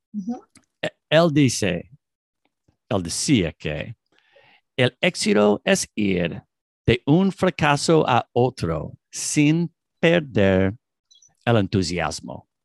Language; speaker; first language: Spanish; non-native, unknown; English